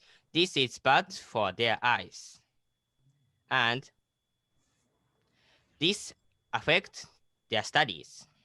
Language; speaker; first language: English; non-native, learner; Japanese